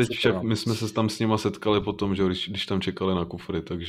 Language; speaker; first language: Czech; native; Czech